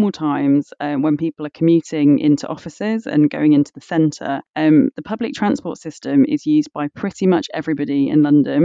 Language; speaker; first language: English; native; English